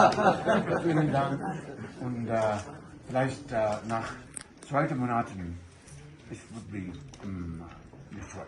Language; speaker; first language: German; non-native, learner; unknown